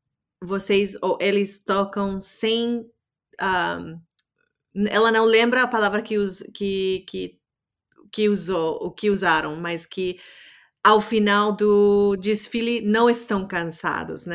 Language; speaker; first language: Portuguese; non-native, fluent; English